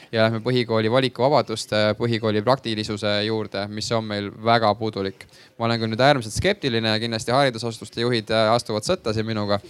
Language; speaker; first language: Estonian; native; Estonian